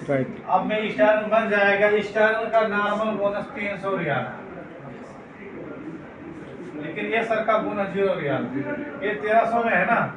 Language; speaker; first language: Hindi; non-native, learner; Nepali